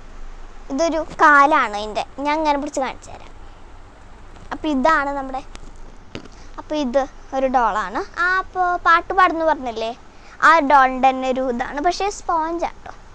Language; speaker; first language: Malayalam; native; Malayalam